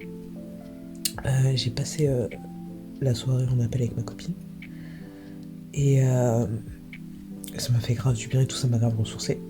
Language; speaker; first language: French; native; French